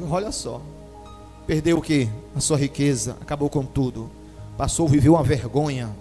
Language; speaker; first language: Portuguese; native; Portuguese